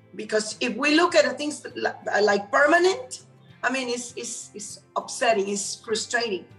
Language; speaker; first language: English; non-native, fluent; Spanish